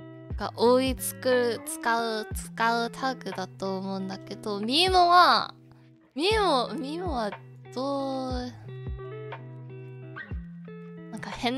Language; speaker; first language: Japanese; non-native, learner; Korean